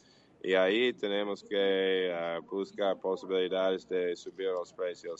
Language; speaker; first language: Portuguese; non-native, learner; English